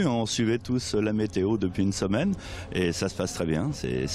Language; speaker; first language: French; native; French